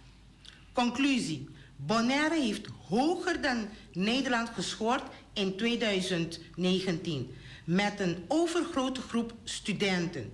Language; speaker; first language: Dutch; non-native, local second language; Papiamento